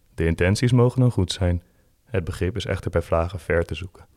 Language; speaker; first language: Dutch; native; Dutch